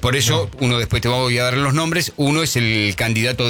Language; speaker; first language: Spanish; native; Spanish